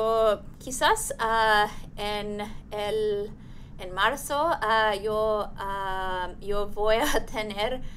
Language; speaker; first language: Spanish; non-native, learner; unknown